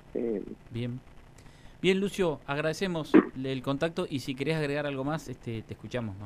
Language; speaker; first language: Spanish; native; Spanish